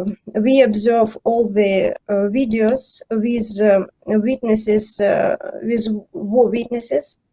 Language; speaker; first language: English; non-native, learner; Ukrainian